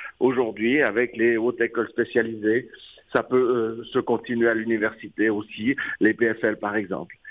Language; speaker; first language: French; native; French